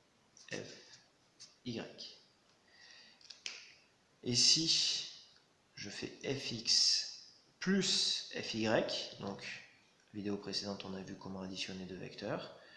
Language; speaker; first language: French; native; French